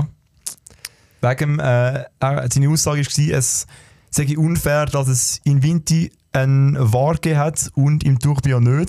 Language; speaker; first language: German; native; German